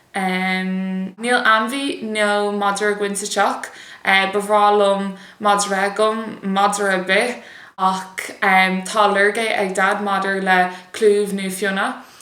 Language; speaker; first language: Irish; non-native, local second language; English